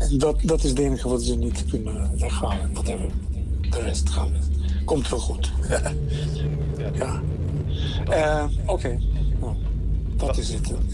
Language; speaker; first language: Dutch; non-native, fluent; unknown